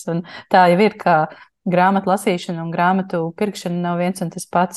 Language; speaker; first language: Latvian; native; Latvian